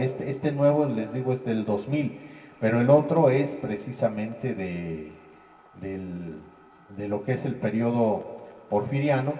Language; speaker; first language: Spanish; native; Spanish